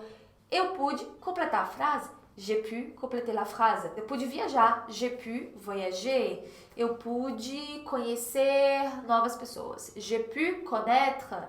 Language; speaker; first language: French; non-native, fluent; Portuguese